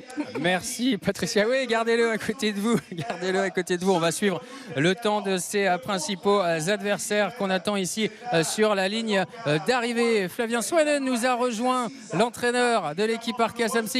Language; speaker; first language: French; native; French